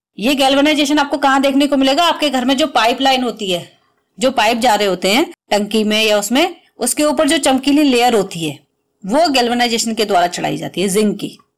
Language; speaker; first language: Hindi; native; Hindi